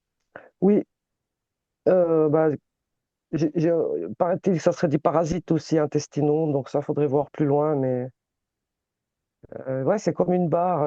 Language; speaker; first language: French; native; French